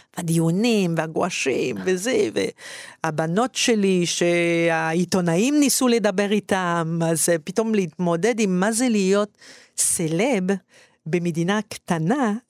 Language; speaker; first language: Hebrew; non-native, fluent; French